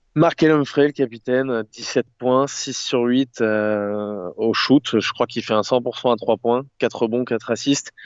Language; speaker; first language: French; native; French